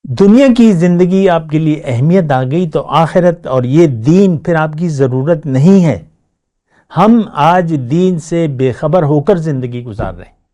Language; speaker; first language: Urdu; non-native, local second language; Pashto